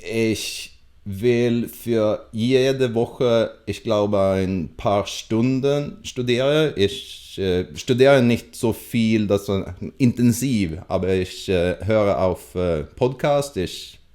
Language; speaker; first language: German; non-native, learner; Swedish